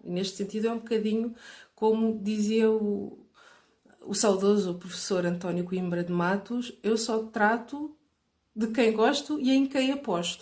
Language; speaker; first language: Portuguese; native; Portuguese